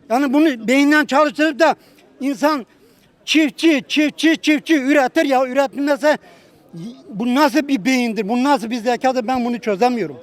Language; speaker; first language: Turkish; native; Turkish